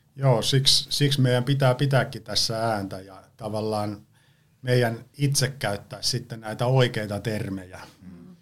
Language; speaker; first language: Finnish; native; Finnish